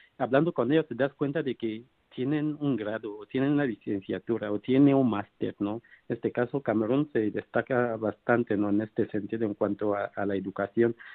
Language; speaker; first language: Spanish; non-native, fluent; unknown